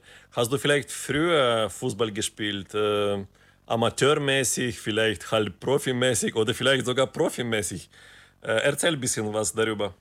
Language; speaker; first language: German; non-native, fluent; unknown